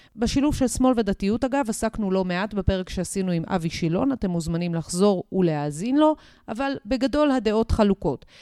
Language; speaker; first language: Hebrew; native; Hebrew